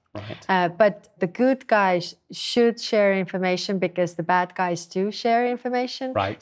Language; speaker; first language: English; non-native, fluent; Estonian